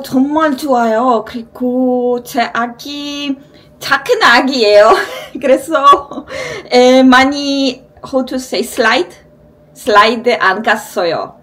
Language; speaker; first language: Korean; non-native, learner; Polish